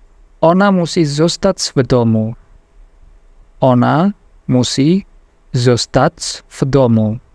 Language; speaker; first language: Polish; non-native, fluent; Indonesian